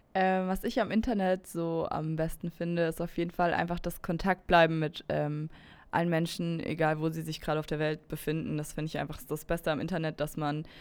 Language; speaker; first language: German; native; German